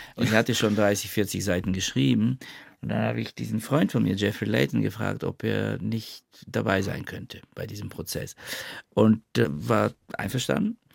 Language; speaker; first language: German; non-native, fluent; Bulgarian